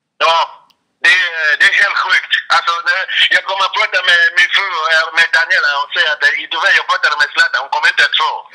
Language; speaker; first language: Swedish; non-native, fluent; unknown